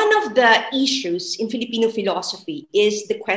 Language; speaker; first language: English; non-native, local second language; Filipino